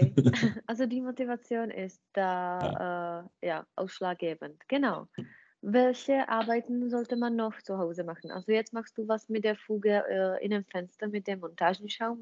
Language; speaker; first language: German; non-native, fluent; Czech